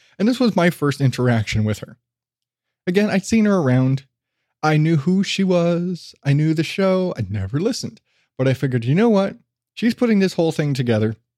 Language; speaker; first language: English; native; English